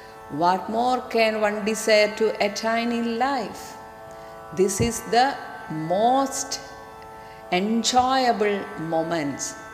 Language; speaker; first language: English; non-native, local second language; Malayalam